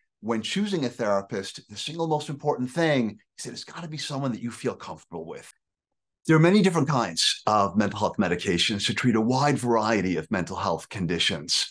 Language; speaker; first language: English; native; English